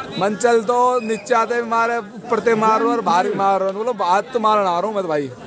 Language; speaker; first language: Hindi; native; Hindi